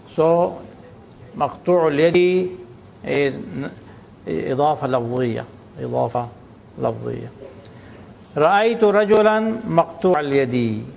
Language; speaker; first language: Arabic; non-native, fluent; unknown